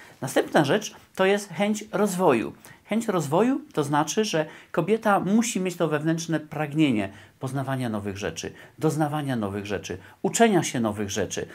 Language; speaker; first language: Polish; native; Polish